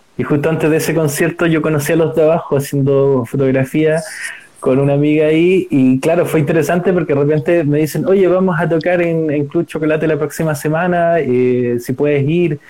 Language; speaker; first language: Spanish; native; Spanish